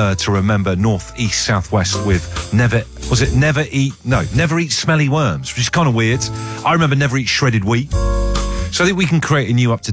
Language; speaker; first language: English; native; English